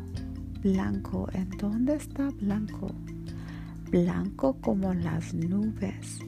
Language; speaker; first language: Spanish; early bilingual, heritage; Spanish